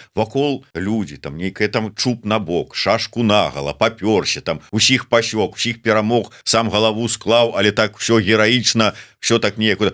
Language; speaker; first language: Belarusian; native; Belarusian